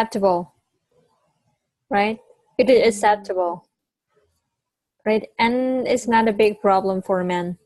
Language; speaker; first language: English; non-native, fluent; Vietnamese